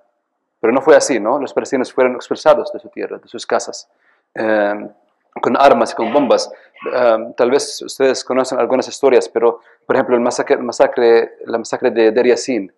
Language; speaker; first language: Spanish; non-native, fluent; Arabic